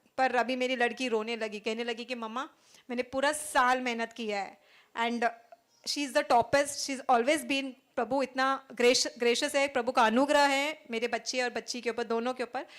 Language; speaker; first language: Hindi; non-native, local second language; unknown